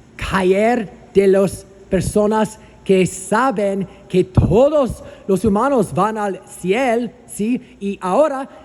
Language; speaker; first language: Spanish; non-native, learner; English